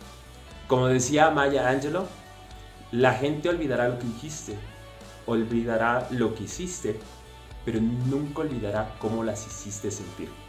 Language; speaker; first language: Spanish; native; Spanish